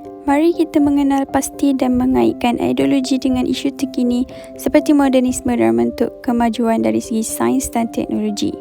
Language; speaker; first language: Malay; native; Malay